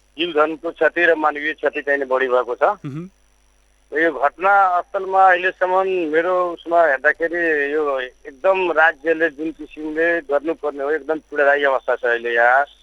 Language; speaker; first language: Nepali; non-native, local second language; Bhojpuri